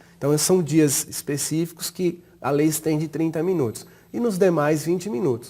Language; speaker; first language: Portuguese; native; Portuguese